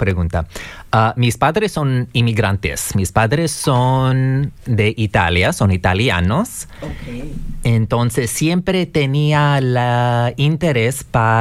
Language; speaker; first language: Spanish; non-native, fluent; English